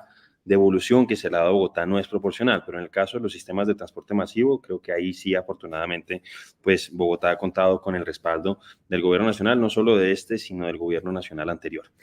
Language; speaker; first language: Spanish; native; Spanish